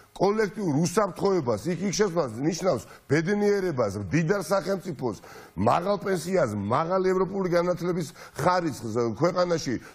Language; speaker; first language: Georgian; native; Georgian